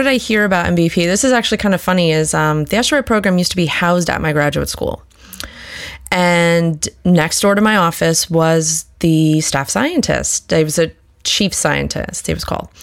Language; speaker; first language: English; native; English